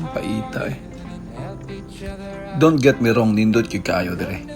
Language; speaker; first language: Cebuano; non-native, learner; Korean